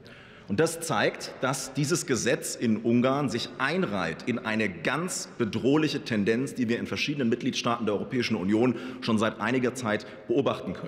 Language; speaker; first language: German; native; German